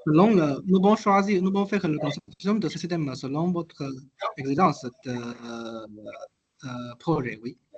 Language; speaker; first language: French; non-native, learner; Chinese